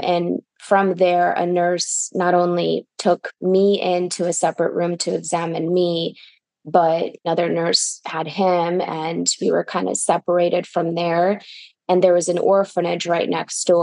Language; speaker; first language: English; early bilingual, other home language; Russian